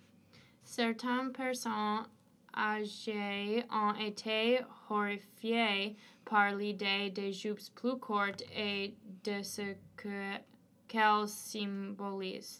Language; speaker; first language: French; non-native, learner; English